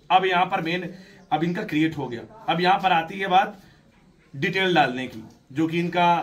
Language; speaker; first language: Hindi; native; Hindi